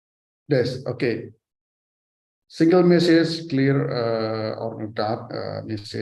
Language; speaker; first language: English; non-native, fluent; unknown